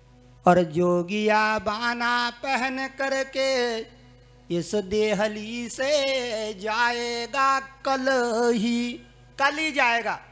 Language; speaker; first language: Hindi; native; Hindi